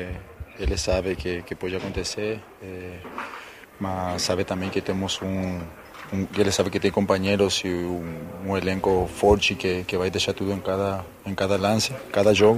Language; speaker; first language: Portuguese; non-native, fluent; Spanish